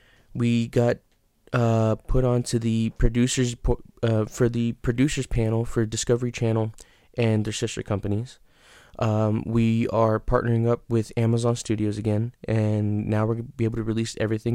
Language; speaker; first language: English; native; English